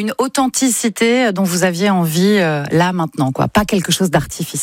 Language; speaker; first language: French; native; French